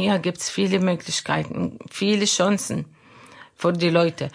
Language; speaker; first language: German; non-native, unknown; Arabic